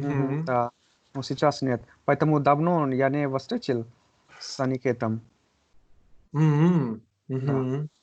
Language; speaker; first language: Russian; non-native, learner; Hindi